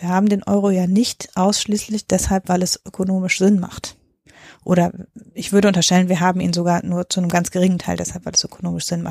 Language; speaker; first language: German; native; German